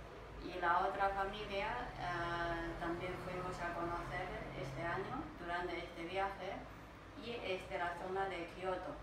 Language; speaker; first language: Spanish; non-native, fluent; Chinese